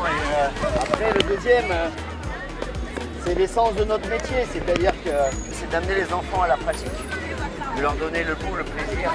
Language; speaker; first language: French; native; French